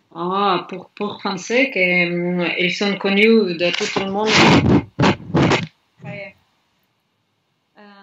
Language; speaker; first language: French; non-native, learner; Russian